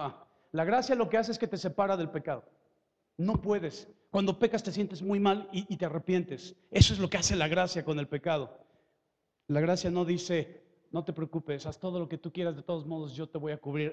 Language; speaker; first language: Spanish; native; Spanish